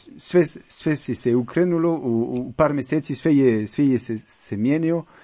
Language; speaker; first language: Croatian; non-native, learner; French